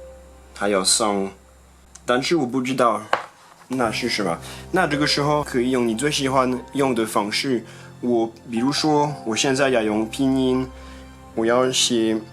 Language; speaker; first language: Chinese; non-native, fluent; French